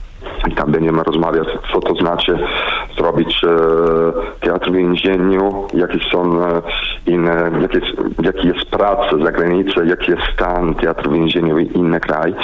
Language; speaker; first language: Polish; non-native, learner; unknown